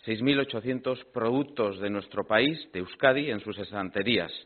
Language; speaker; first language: Spanish; native; Spanish